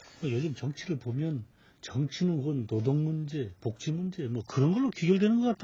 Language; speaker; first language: Korean; native; Korean